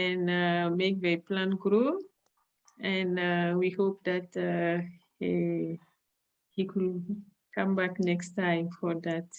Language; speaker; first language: English; non-native, fluent; French